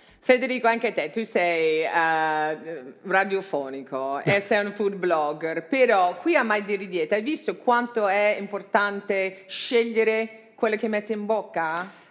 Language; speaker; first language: Italian; non-native, fluent; English